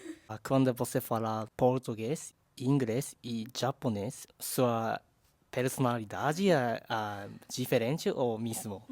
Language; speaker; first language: Portuguese; non-native, learner; Japanese